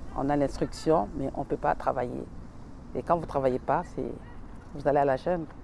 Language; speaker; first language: French; non-native, local second language; Lingala